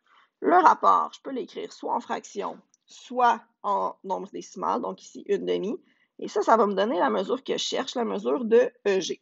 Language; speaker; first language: French; native; French